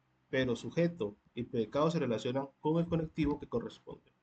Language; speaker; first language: Spanish; native; Spanish